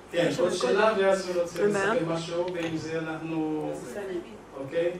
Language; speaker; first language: Hebrew; non-native, fluent; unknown